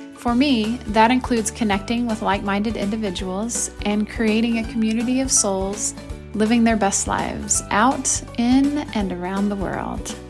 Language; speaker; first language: English; native; English